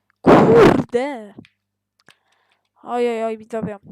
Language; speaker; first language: Polish; native; Polish